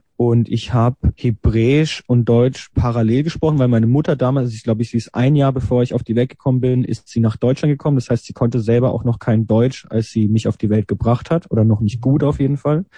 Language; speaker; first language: German; native; German